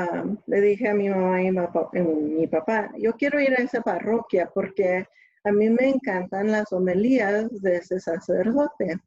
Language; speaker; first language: Spanish; early bilingual, other home language; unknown